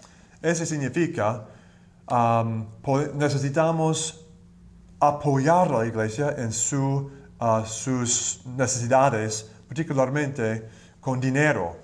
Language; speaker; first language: Spanish; non-native, learner; English